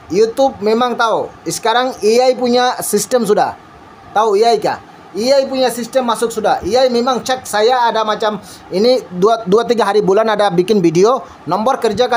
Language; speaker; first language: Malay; non-native, learner; Bangla